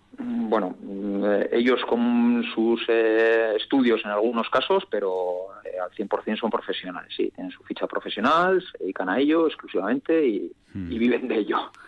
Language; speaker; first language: Spanish; native; Spanish